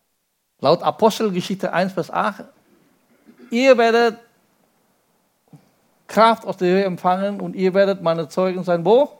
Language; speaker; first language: German; non-native, fluent; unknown